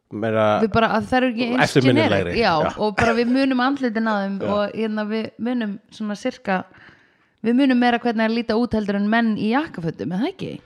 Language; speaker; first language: Icelandic; native; Icelandic